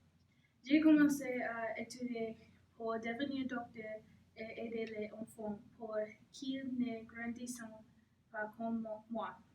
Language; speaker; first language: French; non-native, learner; English